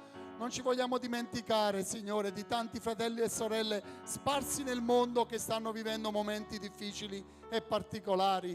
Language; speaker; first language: Italian; native; Italian